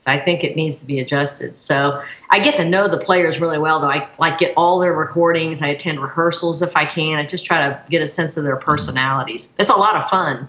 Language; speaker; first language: English; native; English